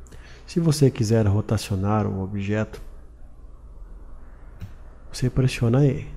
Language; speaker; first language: Portuguese; native; Portuguese